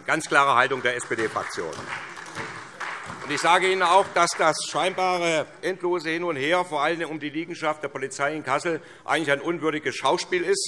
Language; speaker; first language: German; native; German